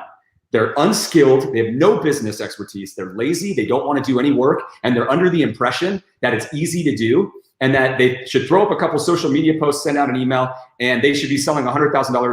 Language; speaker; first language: English; native; English